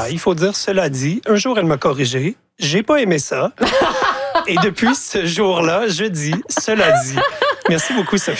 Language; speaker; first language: French; native; French